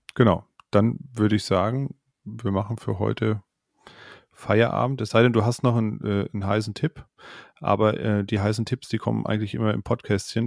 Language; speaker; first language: German; native; German